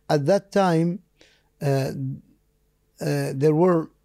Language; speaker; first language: English; non-native, fluent; Arabic